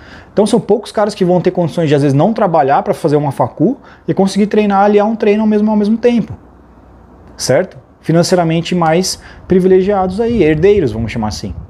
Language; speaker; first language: Portuguese; native; Portuguese